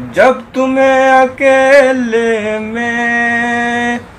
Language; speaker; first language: Hindi; native; Hindi